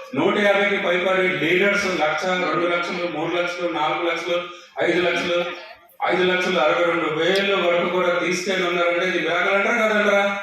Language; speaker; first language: Telugu; non-native, local second language; Odia